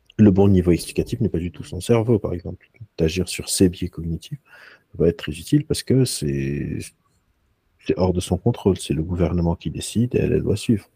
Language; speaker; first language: French; non-native, local second language; Arabic